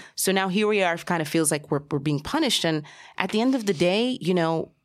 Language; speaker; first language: English; early bilingual, other home language; Spanish